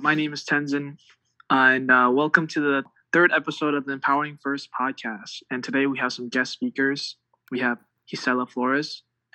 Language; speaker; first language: English; early bilingual, other home language; Tibetan